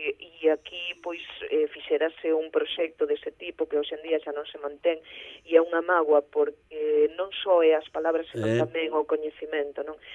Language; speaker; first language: Galician; early bilingual, heritage; Galician